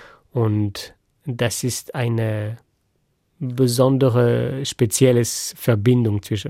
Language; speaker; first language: German; non-native, fluent; French